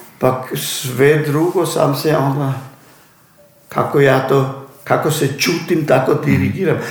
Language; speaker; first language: Croatian; native; Croatian